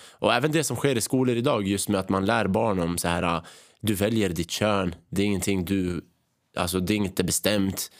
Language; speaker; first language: Swedish; early bilingual, other home language; Arabic